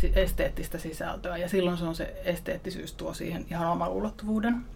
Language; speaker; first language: Finnish; native; Finnish